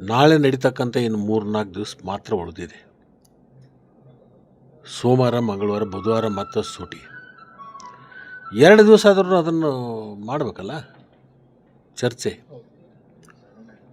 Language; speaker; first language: Kannada; native; Kannada